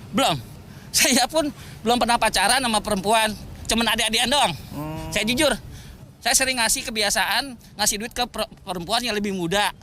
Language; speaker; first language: Indonesian; native; Indonesian